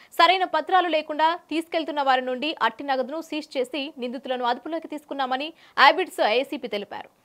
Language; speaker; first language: Telugu; native; Telugu